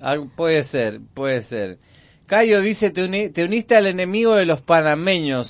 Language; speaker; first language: Spanish; native; Spanish